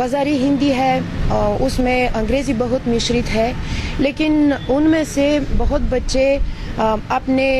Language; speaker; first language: Hindi; non-native, fluent; Bulgarian